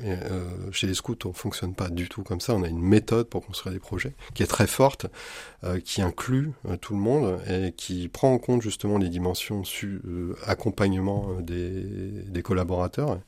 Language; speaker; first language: French; native; French